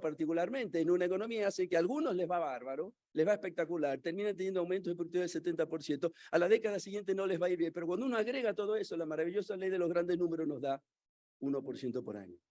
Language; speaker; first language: Spanish; native; Spanish